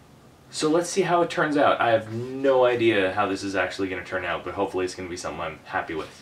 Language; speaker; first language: English; native; English